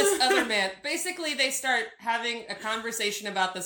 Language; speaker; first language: English; native; English